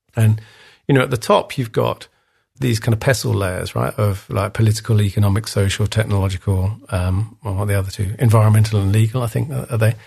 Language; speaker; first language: English; native; English